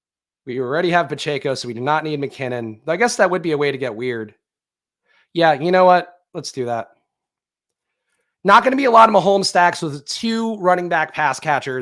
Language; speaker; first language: English; native; English